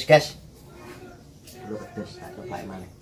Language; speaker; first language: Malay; non-native, local second language; Javanese